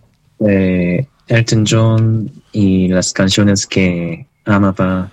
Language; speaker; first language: Spanish; non-native, learner; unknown